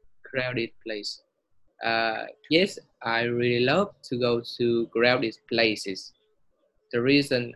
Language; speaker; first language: English; non-native, learner; Vietnamese